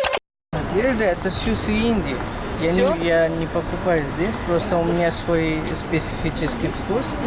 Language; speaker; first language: Russian; non-native, learner; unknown